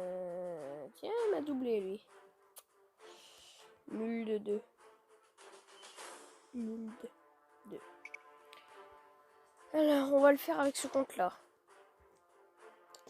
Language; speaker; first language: French; native; French